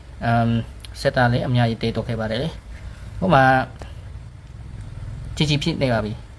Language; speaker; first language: Burmese; non-native, learner; Khmer